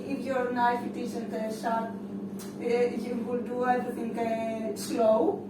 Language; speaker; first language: English; non-native, learner; Greek